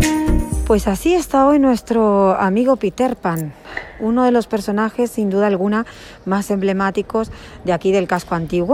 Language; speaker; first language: Spanish; native; Spanish